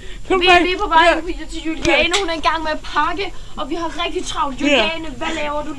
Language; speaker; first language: Danish; native; Danish